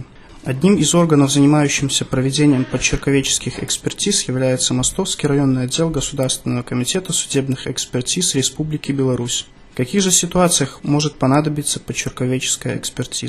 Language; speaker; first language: Russian; native; Russian